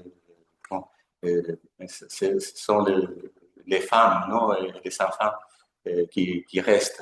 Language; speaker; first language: French; non-native, fluent; Spanish